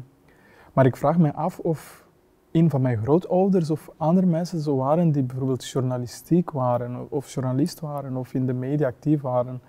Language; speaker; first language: Dutch; non-native, fluent; Kinyarwanda